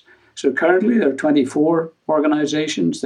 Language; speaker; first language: English; native; English